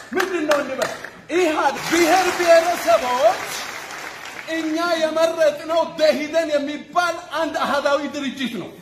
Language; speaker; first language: Amharic; non-native, local second language; Wolaytta